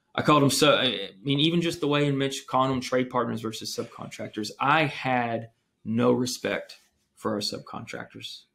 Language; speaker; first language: English; native; English